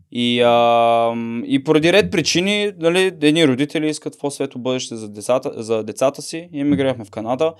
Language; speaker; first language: Bulgarian; native; Bulgarian